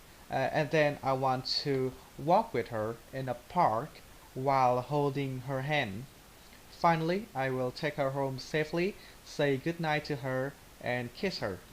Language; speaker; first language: English; non-native, learner; Vietnamese